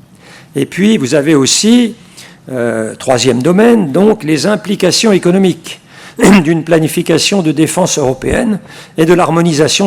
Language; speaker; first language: French; native; French